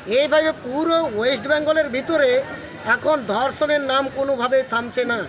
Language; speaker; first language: Bangla; non-native, local second language; Santali